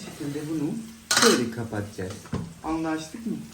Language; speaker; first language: Turkish; non-native, learner; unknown